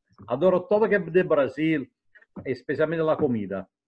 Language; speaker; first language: Portuguese; non-native, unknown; Italian